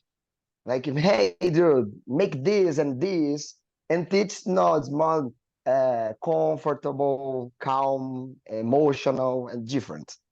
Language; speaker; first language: English; non-native, learner; Portuguese